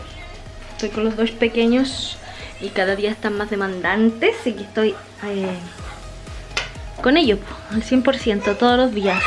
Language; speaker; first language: Spanish; native; Spanish